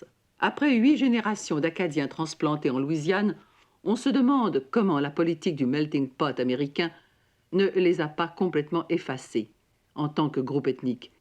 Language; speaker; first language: French; native; French